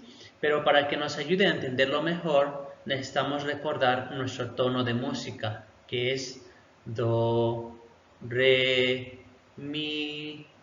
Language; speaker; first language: Spanish; non-native, local second language; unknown